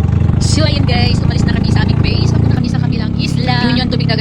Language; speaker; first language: Filipino; native; Filipino